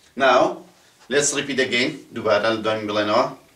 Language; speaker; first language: English; non-native, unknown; Central Kurdish